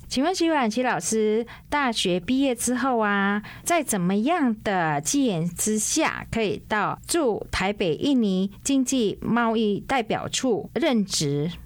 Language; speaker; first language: Chinese; non-native, fluent; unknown